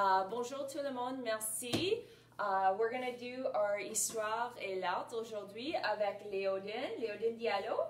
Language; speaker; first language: French; non-native, learner; English